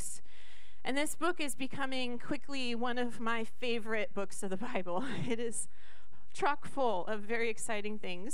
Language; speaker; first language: English; native; English